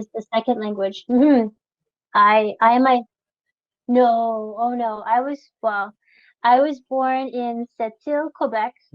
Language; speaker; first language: English; non-native, local second language; French